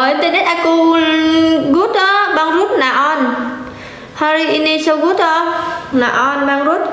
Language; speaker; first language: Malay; non-native, learner; Vietnamese